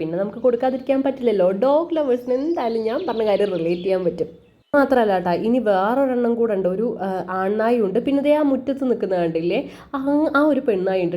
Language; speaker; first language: Malayalam; native; Malayalam